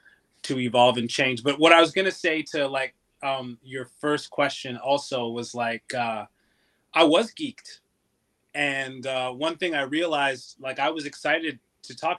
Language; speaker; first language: English; native; English